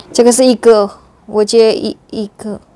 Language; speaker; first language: Chinese; non-native, learner; Javanese